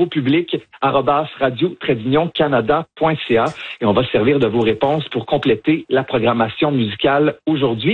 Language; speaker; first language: French; native; French